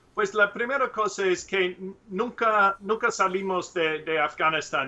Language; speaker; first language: Spanish; non-native, learner; English